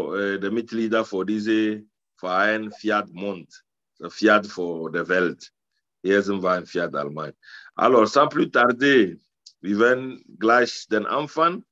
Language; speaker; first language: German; non-native, learner; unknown